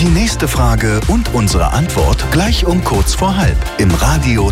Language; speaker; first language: German; native; German